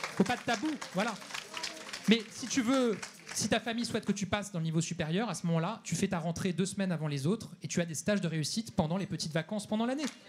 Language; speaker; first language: French; native; French